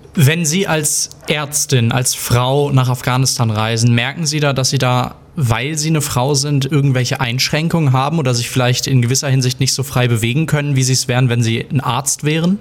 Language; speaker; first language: German; native; German